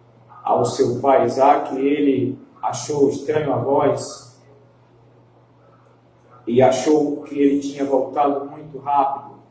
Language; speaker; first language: Portuguese; native; Portuguese